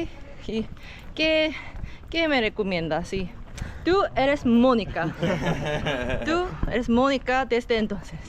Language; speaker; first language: Spanish; non-native, learner; Korean